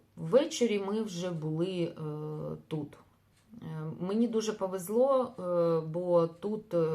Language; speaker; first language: Ukrainian; non-native, local second language; Russian